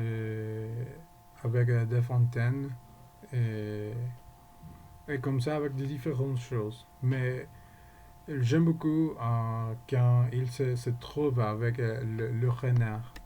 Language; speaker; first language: French; non-native, learner; Spanish